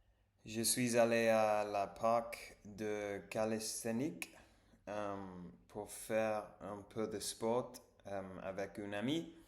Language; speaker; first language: French; non-native, learner; English